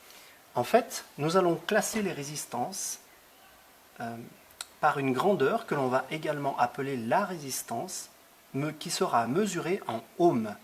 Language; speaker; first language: French; native; French